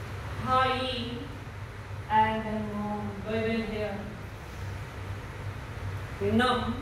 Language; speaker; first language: Vietnamese; non-native, learner; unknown